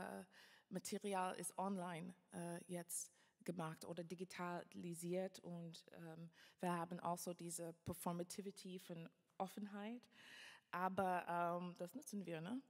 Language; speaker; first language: German; non-native, fluent; English